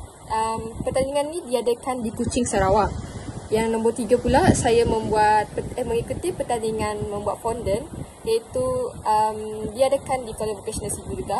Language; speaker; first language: Malay; native; Malay